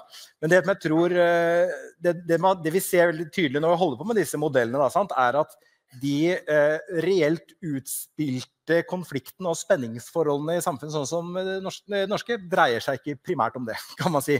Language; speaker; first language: Norwegian; native; Norwegian